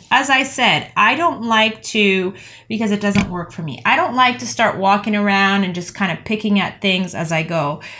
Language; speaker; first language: English; native; English